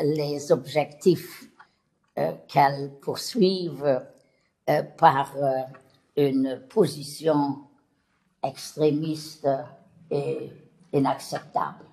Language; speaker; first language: French; non-native, local second language; Luxembourgish